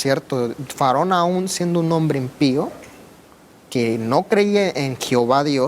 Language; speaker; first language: Spanish; native; Spanish